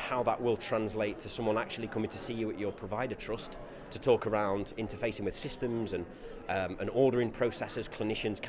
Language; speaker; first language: English; native; English